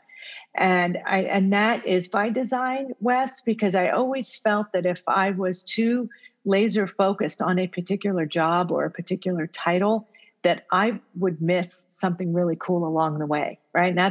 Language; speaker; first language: English; early bilingual, other home language; Italian